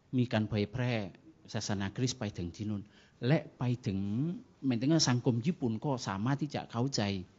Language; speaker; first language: Thai; non-native, fluent; Indonesian